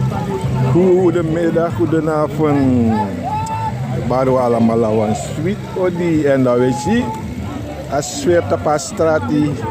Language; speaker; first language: Dutch; non-native, local second language; Sranan Tongo